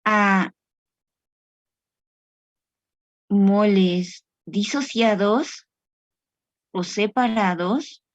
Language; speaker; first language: Spanish; native; Spanish